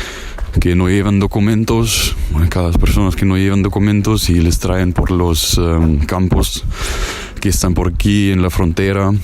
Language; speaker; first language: Spanish; non-native, fluent; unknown